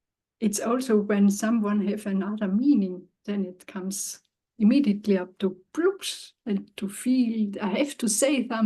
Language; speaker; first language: English; non-native, learner; German